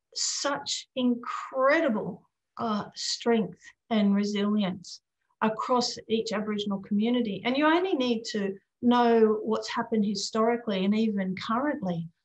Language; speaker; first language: English; native; English